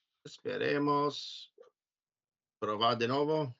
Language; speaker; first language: Spanish; non-native, learner; English